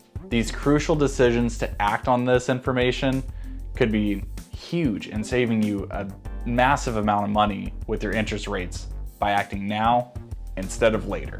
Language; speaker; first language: English; native; English